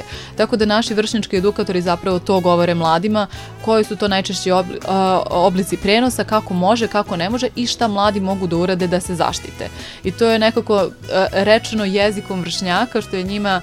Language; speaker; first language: Serbian; native; Serbian